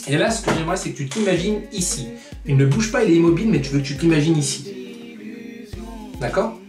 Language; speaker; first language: French; native; French